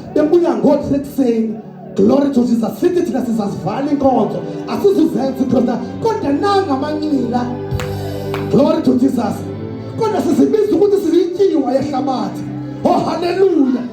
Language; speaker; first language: Zulu; non-native, local second language; Xhosa